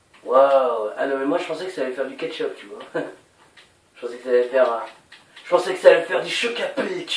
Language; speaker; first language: French; native; French